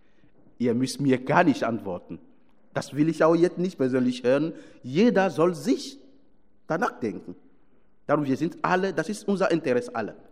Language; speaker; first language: German; non-native, fluent; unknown